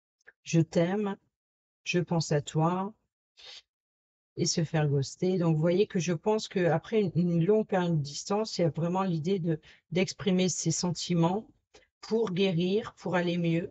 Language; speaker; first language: French; native; French